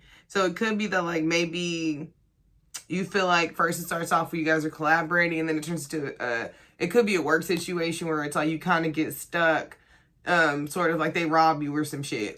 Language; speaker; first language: English; native; English